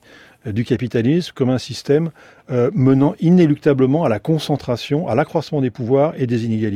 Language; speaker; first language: French; native; French